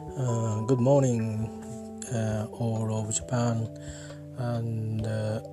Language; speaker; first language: English; non-native, learner; Japanese